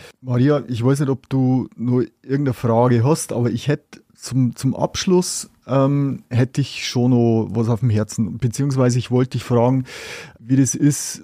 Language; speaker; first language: German; native; German